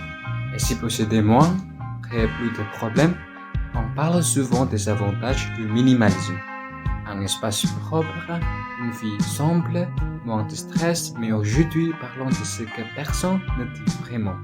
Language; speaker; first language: French; non-native, learner; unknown